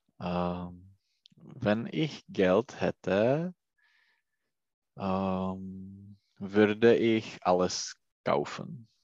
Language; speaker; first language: German; non-native, learner; Czech